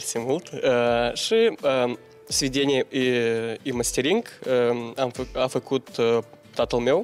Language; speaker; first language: Romanian; non-native, local second language; Gagauz